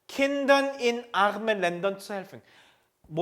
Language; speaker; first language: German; non-native, fluent; Korean